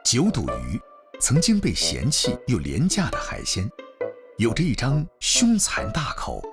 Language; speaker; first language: Chinese; native; Chinese